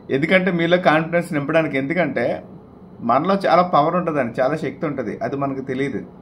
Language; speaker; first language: Telugu; native; Telugu